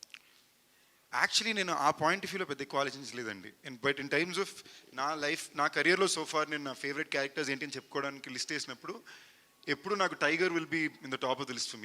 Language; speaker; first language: Telugu; native; Telugu